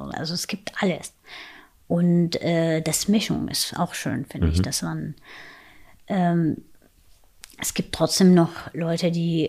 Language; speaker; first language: German; non-native, fluent; Arabic